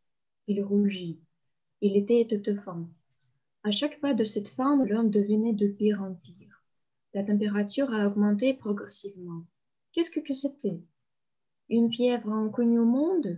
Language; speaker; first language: French; non-native, fluent; Russian